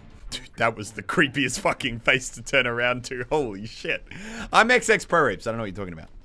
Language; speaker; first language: English; native; English